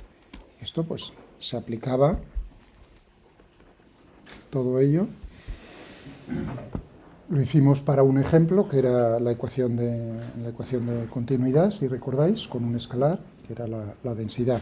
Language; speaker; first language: Spanish; native; Spanish